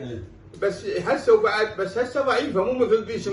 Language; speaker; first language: Arabic; native; Arabic